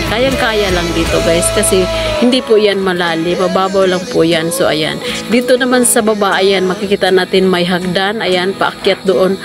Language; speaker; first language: Filipino; non-native, local second language; Cebuano